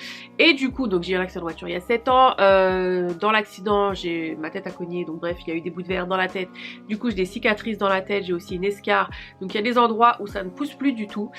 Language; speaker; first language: French; native; French